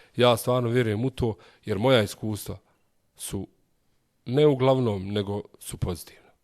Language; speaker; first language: Bosnian; native; Bosnian